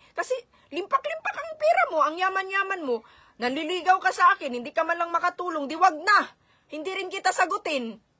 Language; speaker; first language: Filipino; non-native, local second language; Cebuano